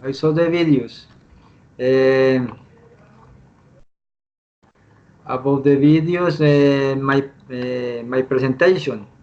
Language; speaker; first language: English; non-native, learner; Spanish